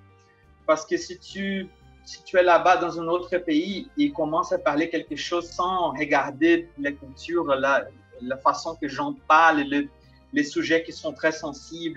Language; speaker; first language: French; non-native, fluent; Portuguese